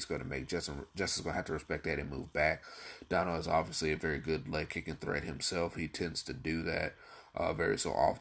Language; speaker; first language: English; native; English